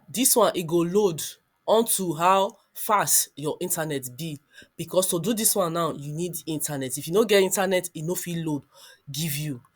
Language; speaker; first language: Nigerian Pidgin; non-native, local second language; Yoruba